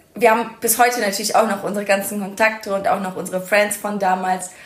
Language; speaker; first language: German; early bilingual, other home language; Persian